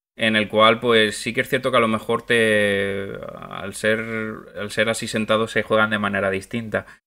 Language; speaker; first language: Spanish; native; Spanish